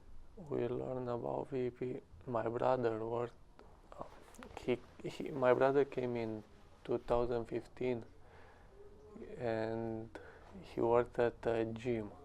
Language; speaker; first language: English; non-native, learner; Romanian